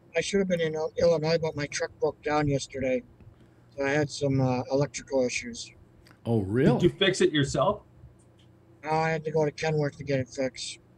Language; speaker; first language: English; native; English